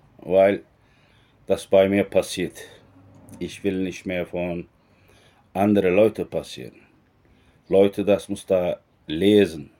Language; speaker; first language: German; non-native, learner; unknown